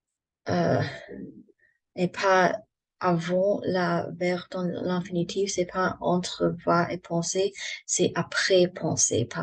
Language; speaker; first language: French; non-native, learner; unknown